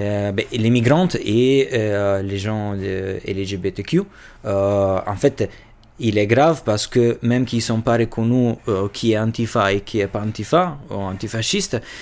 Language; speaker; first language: French; non-native, fluent; Albanian